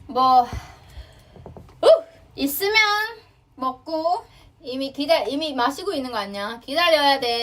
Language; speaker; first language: Korean; non-native, fluent; Chinese